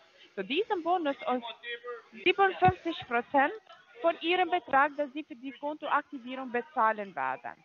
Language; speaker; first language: German; non-native, fluent; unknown